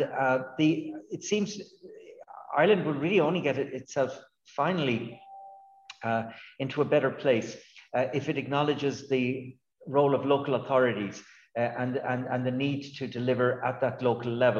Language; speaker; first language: English; native; English